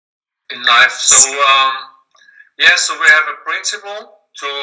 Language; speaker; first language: English; non-native, learner; German